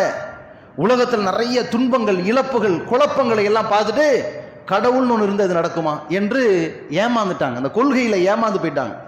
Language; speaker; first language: Tamil; native; Tamil